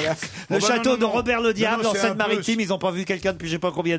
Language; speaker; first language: French; native; French